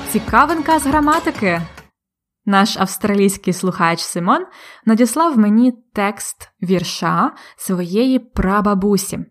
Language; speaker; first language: Ukrainian; native; Ukrainian